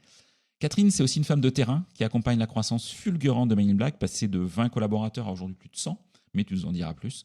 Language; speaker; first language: French; native; French